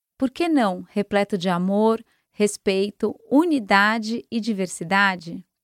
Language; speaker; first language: Portuguese; native; Portuguese